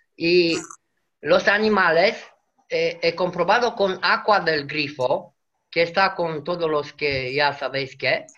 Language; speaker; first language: Spanish; non-native, fluent; Romanian